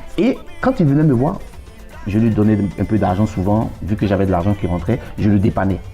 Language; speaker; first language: French; native; French